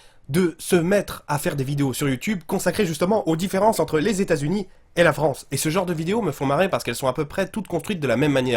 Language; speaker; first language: French; native; French